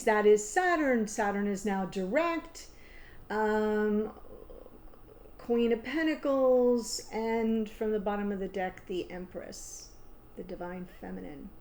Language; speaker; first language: English; native; English